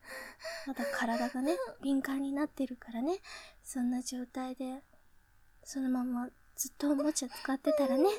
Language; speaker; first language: Japanese; native; Japanese